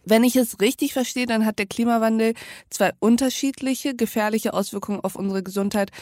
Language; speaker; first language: German; early bilingual, other home language; Turkish